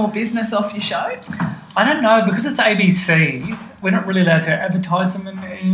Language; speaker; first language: English; native; English